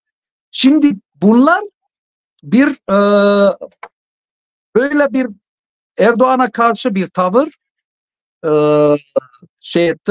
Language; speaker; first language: Turkish; non-native, fluent; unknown